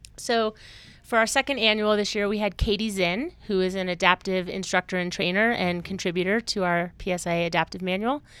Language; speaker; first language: English; native; English